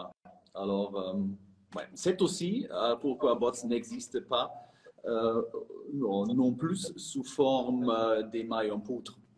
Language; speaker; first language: French; non-native, fluent; German